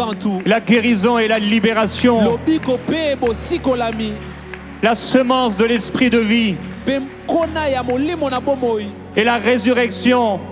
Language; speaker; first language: French; native; French